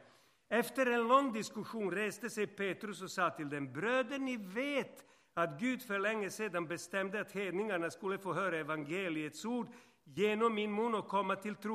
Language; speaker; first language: Swedish; non-native, fluent; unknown